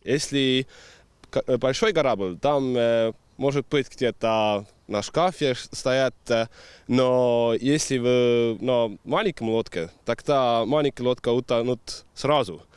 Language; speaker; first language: Russian; non-native, local second language; Estonian